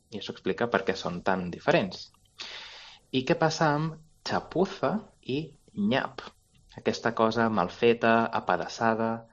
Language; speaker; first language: Catalan; native; Catalan